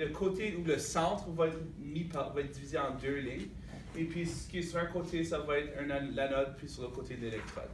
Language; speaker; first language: French; native; French